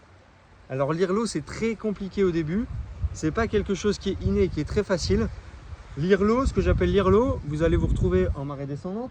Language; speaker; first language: French; native; French